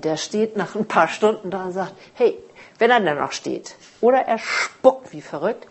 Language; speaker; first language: German; native; German